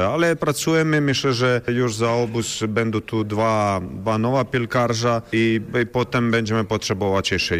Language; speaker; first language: Polish; non-native, learner; Croatian